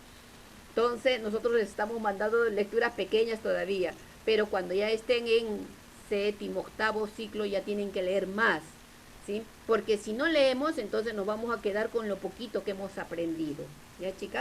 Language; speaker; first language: Spanish; native; Spanish